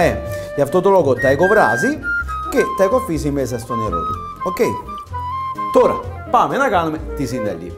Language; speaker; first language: Greek; non-native, fluent; Italian